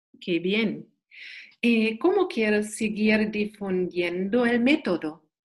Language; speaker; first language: Spanish; non-native, learner; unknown